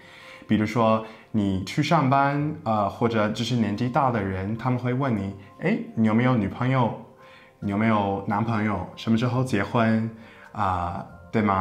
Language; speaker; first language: Chinese; non-native, fluent; English